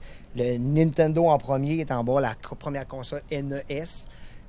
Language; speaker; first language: French; native; French